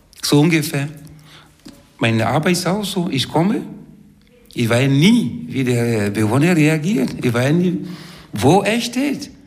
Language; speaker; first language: German; non-native, fluent; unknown